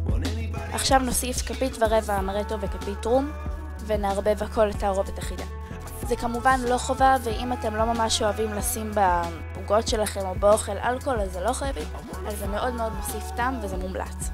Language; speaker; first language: Hebrew; native; Hebrew